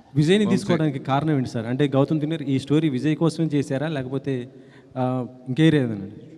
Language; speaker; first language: Telugu; native; Telugu